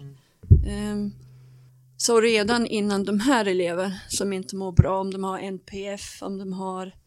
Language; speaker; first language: Swedish; non-native, fluent; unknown